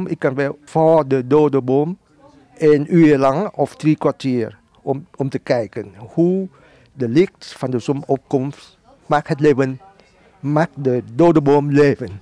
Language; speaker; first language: Dutch; non-native, learner; Vietnamese